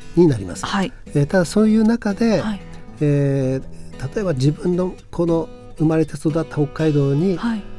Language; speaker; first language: Japanese; native; Japanese